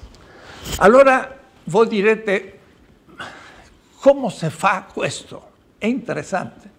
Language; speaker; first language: Italian; non-native, learner; Spanish